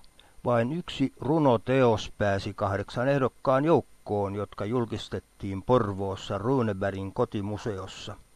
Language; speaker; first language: Finnish; native; Finnish